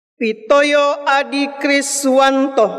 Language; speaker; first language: Indonesian; native; Indonesian